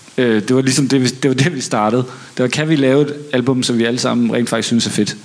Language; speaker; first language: Danish; native; Danish